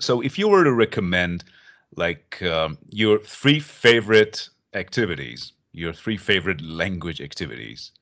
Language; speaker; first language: English; non-native, fluent; Persian